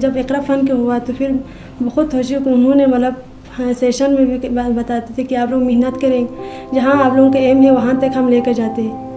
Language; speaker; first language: Hindi; non-native, local second language; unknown